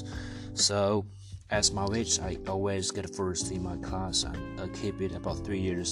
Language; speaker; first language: English; non-native, learner; Chinese